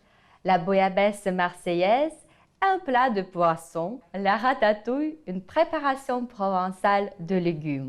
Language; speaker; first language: French; non-native, fluent; Ukrainian